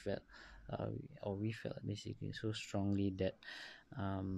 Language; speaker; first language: English; non-native, local second language; Malay